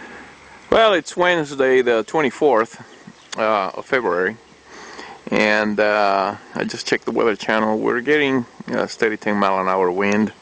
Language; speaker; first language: English; native; English